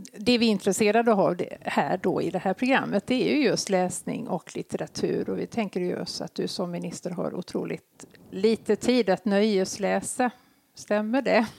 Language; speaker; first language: Swedish; native; Swedish